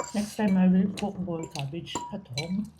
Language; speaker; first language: English; non-native, fluent; Filipino